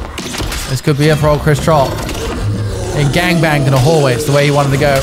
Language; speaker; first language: English; native; English